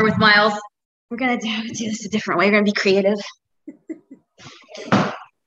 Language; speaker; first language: English; native; English